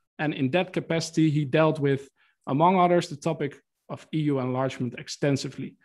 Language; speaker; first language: English; non-native, fluent; Dutch